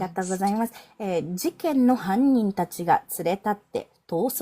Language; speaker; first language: Japanese; non-native, fluent; Filipino